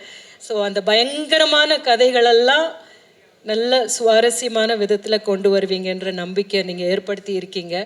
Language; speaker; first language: Tamil; native; Tamil